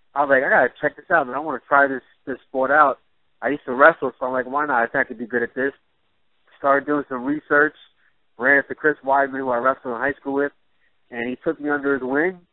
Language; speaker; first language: English; native; English